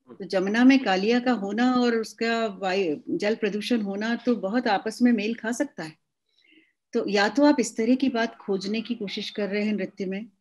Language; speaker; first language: Hindi; native; Hindi